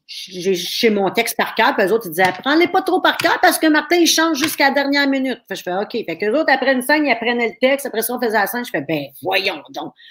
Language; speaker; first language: French; native; French